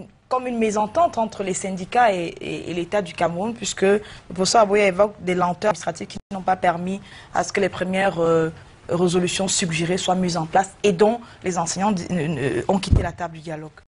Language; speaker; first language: French; native; French